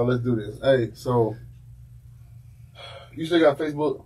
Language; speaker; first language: English; native; English